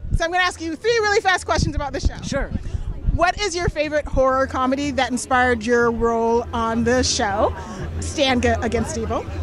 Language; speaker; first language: English; native; English